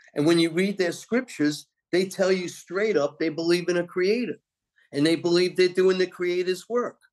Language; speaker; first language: English; native; English